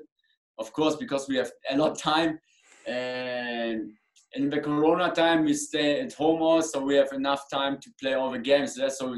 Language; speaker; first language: English; non-native, learner; German